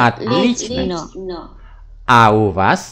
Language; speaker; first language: Russian; non-native, fluent; Vietnamese